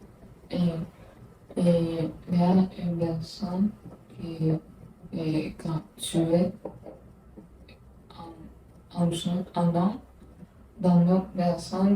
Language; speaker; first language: French; non-native, learner; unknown